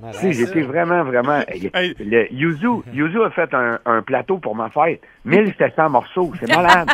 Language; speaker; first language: French; native; French